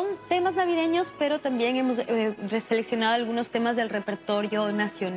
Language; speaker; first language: Spanish; native; Spanish